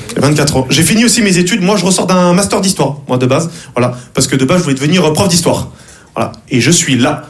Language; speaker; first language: French; native; French